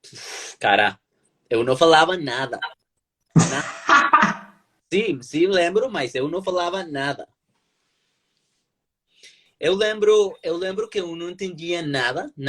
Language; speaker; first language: Portuguese; non-native, learner; Spanish